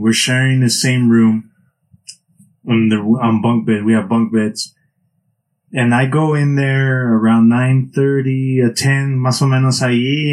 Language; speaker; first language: English; early bilingual, other home language; Spanish